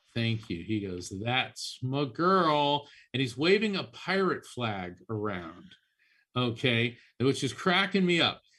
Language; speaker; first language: English; early bilingual, other home language; Italian